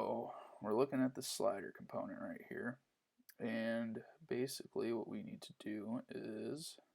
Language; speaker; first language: English; native; English